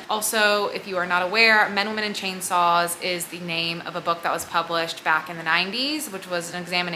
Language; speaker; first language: English; native; English